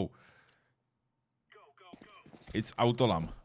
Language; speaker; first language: English; non-native, learner; Czech